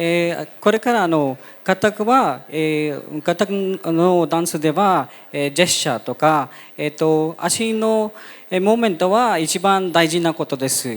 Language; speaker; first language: Japanese; non-native, fluent; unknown